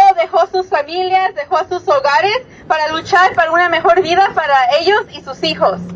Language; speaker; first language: Spanish; early bilingual, other home language; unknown